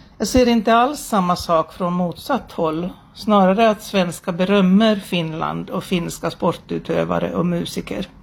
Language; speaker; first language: Swedish; native; Swedish